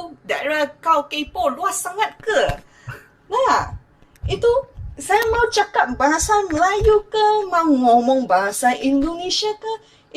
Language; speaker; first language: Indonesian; non-native, fluent; Chinese